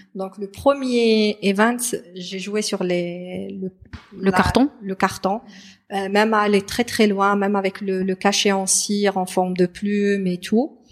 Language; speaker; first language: French; non-native, local second language; Arabic